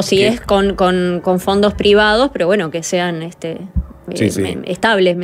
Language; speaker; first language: Spanish; native; Spanish